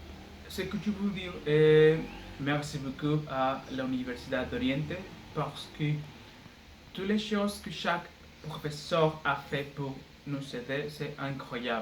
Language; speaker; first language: French; non-native, learner; Spanish